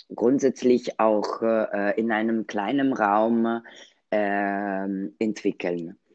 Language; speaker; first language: German; non-native, learner; Italian